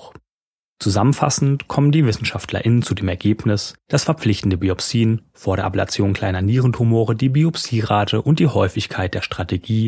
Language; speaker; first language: German; native; German